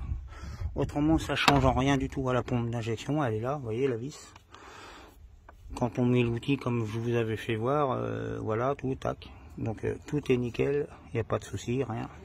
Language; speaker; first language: French; native; French